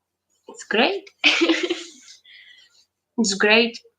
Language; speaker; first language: English; non-native, learner; Ukrainian